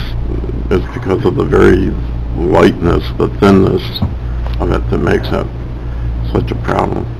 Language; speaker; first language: English; native; English